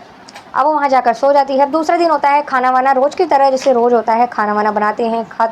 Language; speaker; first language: Hindi; native; Hindi